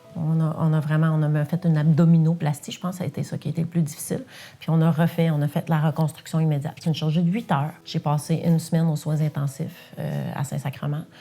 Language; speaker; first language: French; non-native, local second language; English